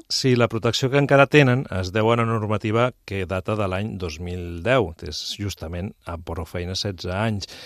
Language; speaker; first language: Catalan; native; Catalan